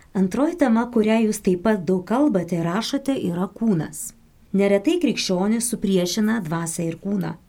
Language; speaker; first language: Lithuanian; native; Lithuanian